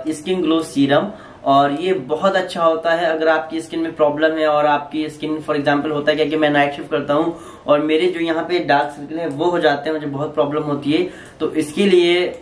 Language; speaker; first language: Hindi; native; Hindi